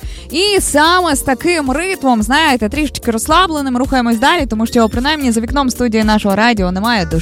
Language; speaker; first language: Ukrainian; native; Ukrainian